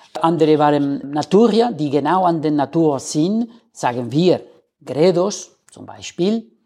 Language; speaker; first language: German; non-native, fluent; Spanish